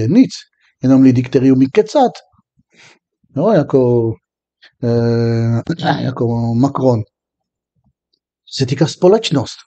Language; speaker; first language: Czech; non-native, fluent; Hebrew